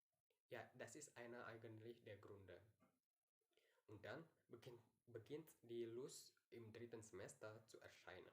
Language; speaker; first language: German; non-native, learner; Indonesian